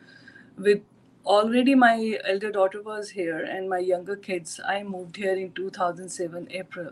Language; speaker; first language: English; non-native, local second language; Hindi